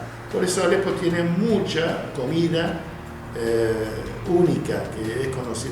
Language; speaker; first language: Spanish; non-native, fluent; Arabic